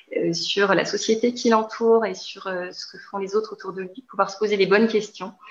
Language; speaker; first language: French; native; French